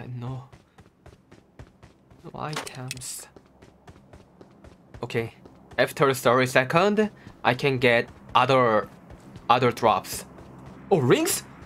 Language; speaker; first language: English; non-native, learner; Korean